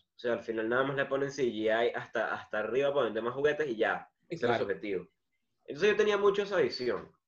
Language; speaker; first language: Spanish; native; Spanish